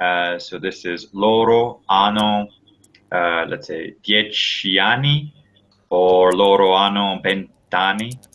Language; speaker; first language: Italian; non-native, fluent; English